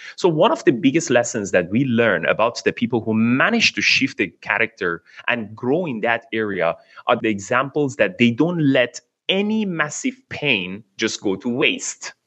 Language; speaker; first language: English; non-native, fluent; Persian